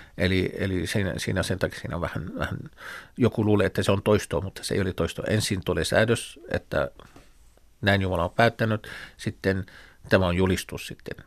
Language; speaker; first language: Finnish; non-native, fluent; Arabic